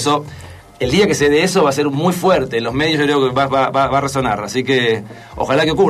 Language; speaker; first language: Spanish; native; Spanish